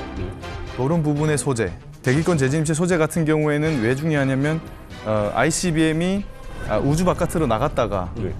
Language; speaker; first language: Korean; native; Korean